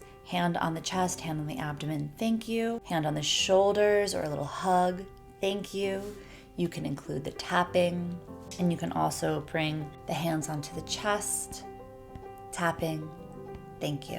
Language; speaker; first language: English; native; English